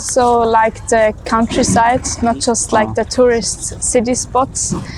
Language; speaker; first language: English; non-native, fluent; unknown